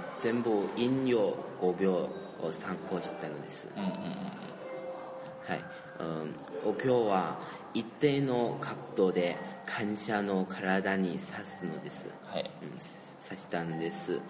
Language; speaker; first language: Japanese; non-native, learner; Chinese